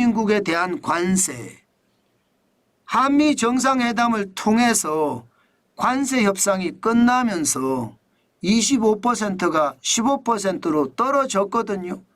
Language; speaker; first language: Korean; native; Korean